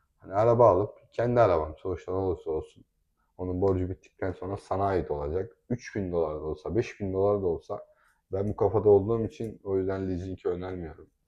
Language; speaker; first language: Turkish; native; Turkish